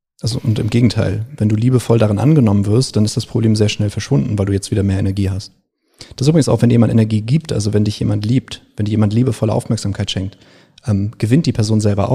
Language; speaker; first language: German; native; German